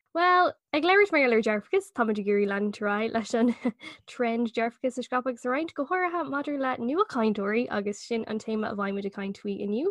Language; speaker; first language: Irish; non-native, local second language; English